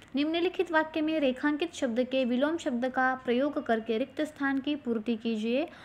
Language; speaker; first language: Hindi; non-native, local second language; Marathi